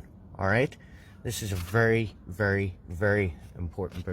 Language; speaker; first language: English; native; English